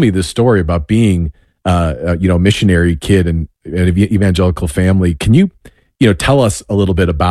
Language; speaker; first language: English; native; English